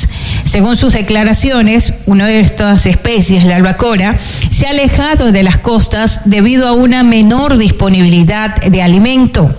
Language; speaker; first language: Spanish; native; Spanish